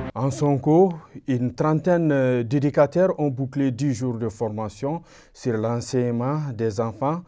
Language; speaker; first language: French; non-native, local second language; Bambara